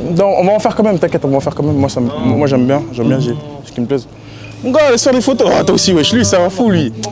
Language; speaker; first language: French; early bilingual, other home language; Lingala